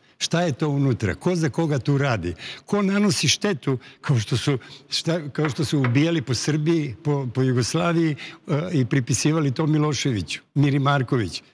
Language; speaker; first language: Bosnian; native; Bosnian